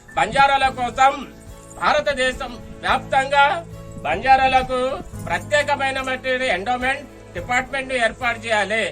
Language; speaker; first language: Telugu; non-native, local second language; Lambadi